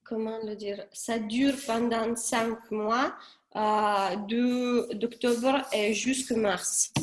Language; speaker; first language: French; non-native, learner; Russian